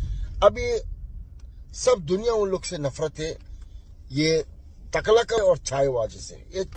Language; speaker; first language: Hindi; non-native, learner; Arabic